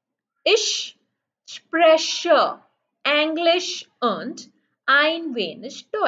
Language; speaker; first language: German; non-native, learner; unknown